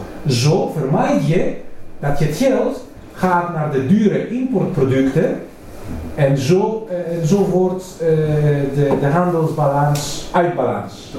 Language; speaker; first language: Dutch; non-native, fluent; Greek